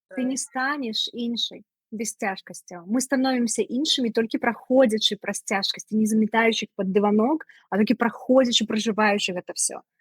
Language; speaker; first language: Belarusian; non-native, local second language; Russian